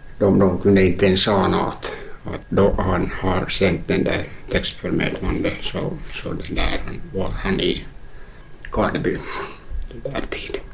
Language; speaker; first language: Swedish; non-native, local second language; Finnish